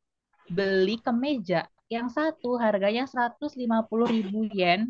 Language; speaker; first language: Indonesian; native; Indonesian